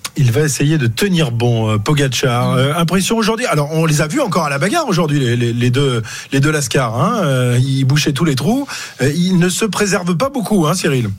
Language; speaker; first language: French; native; French